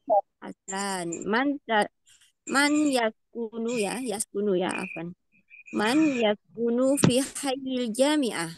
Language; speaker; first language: Arabic; non-native, fluent; Indonesian